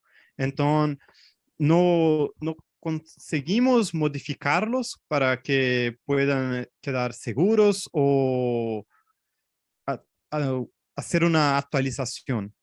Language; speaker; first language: Spanish; non-native, fluent; Portuguese